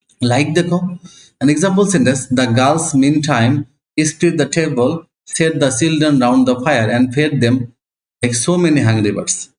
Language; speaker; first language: English; non-native, local second language; Bangla